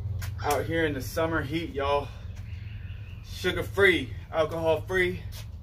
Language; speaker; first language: English; native; English